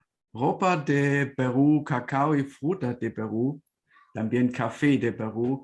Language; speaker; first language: Spanish; non-native, fluent; German